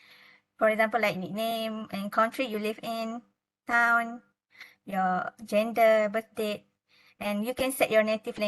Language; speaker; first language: English; non-native, local second language; Malay